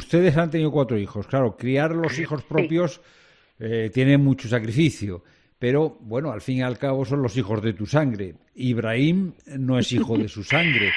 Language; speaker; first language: Spanish; native; Spanish